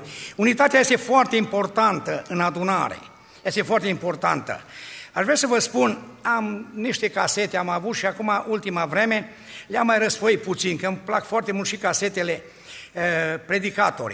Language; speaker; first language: Romanian; native; Romanian